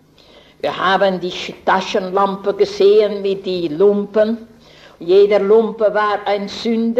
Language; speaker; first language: German; non-native, fluent; Dutch